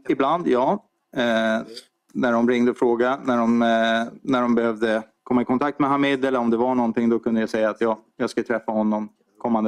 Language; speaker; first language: Swedish; native; Swedish